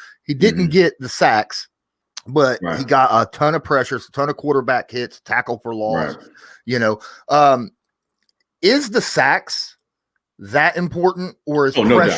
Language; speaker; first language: English; native; English